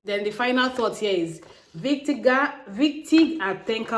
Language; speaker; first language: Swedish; non-native, learner; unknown